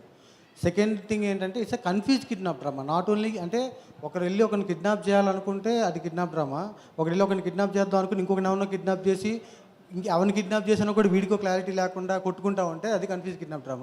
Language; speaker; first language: Telugu; native; Telugu